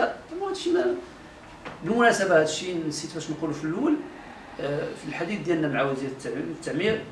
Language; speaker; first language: Arabic; native; Arabic